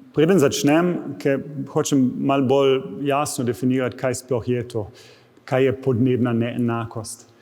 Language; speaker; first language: Slovenian; non-native, fluent; German